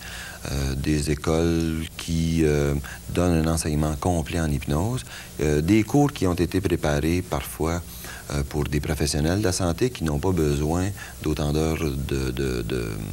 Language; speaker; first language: French; native; French